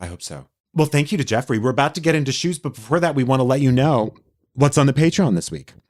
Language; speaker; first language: English; native; English